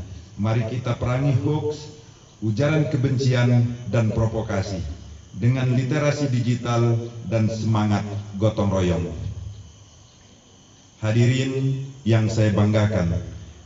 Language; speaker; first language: Indonesian; native; Indonesian